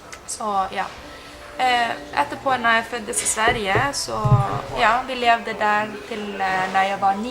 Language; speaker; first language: Norwegian; non-native, fluent; Spanish